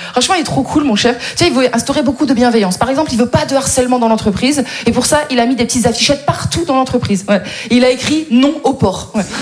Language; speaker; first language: French; native; French